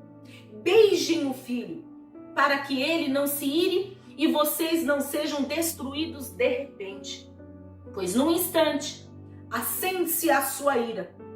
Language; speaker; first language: Portuguese; native; Portuguese